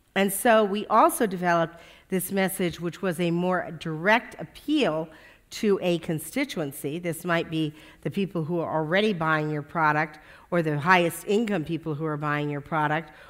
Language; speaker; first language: English; native; English